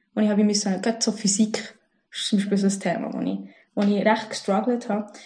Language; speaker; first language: German; early bilingual, other home language; Arabic